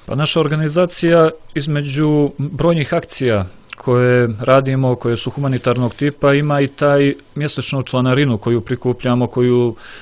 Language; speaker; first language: Croatian; native; Croatian